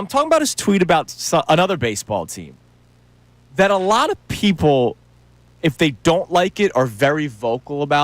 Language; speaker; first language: English; native; English